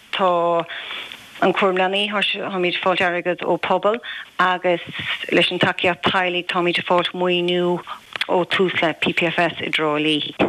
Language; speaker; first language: Irish; native; Irish